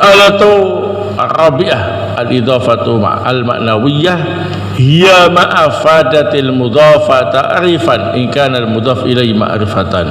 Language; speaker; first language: Arabic; non-native, fluent; Indonesian